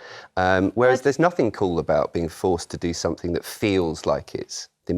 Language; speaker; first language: English; native; English